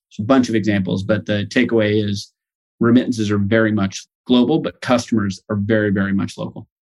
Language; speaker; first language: English; native; English